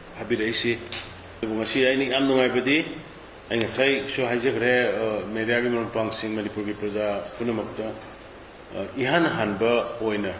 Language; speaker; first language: Manipuri; non-native, local second language; Thado Chin